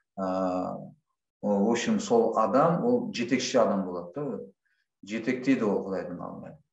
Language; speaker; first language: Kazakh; non-native, local second language; Russian